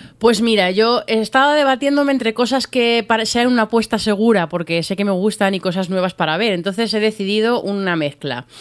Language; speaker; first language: Spanish; native; Spanish